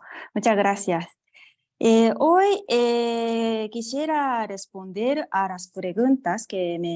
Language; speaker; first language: Spanish; non-native, fluent; Japanese